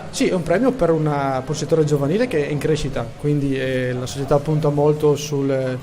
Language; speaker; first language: Italian; native; Italian